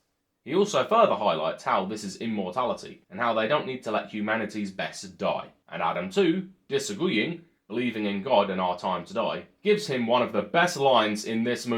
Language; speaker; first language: English; native; English